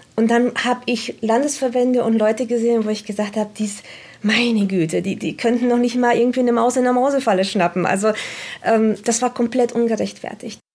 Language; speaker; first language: German; non-native, fluent; Romanian